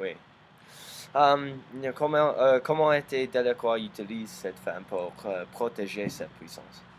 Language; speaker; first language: French; non-native, learner; English